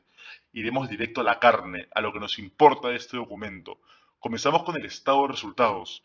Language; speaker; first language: Spanish; native; Spanish